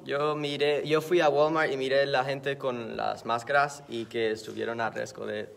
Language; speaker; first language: Spanish; native; Spanish